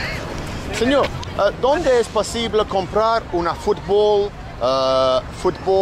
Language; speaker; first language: Spanish; non-native, learner; English